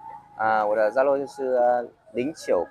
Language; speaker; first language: Chinese; non-native, fluent; Vietnamese